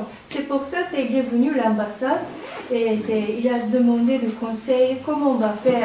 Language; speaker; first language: French; non-native, learner; Japanese